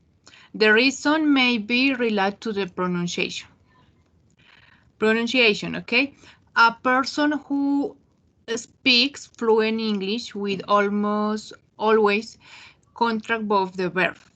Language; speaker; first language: English; non-native, fluent; Spanish